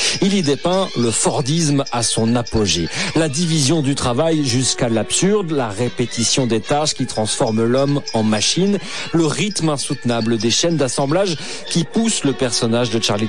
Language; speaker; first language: French; native; French